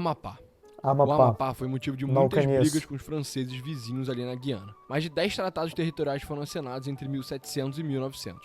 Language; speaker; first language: Portuguese; native; Portuguese